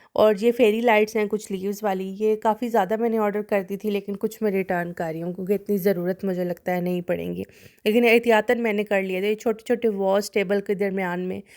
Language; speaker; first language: Urdu; non-native, local second language; Punjabi